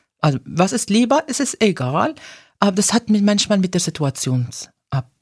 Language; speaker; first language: German; non-native, fluent; Arabic